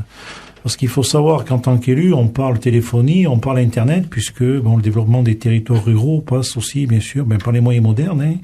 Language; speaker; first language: French; native; French